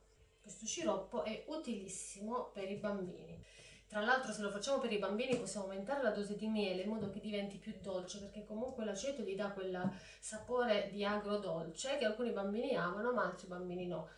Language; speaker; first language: Italian; native; Italian